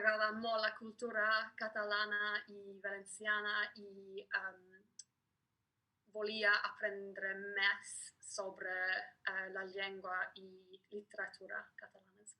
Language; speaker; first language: Catalan; non-native, fluent; English